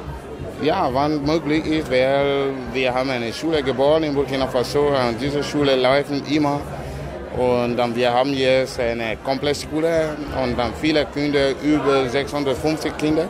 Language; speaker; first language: German; non-native, learner; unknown